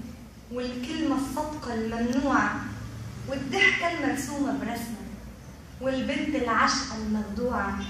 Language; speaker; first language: Arabic; native; Arabic